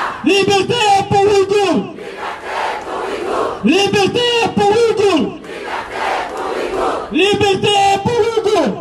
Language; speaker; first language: French; non-native, fluent; Uyghur